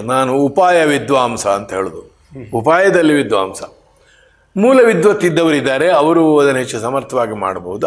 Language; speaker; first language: Kannada; non-native, local second language; Konkani